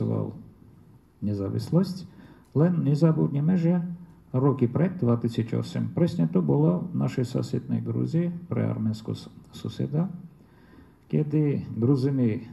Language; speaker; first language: Slovak; non-native, fluent; Armenian